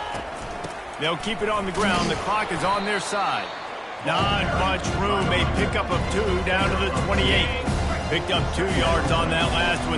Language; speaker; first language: English; native; English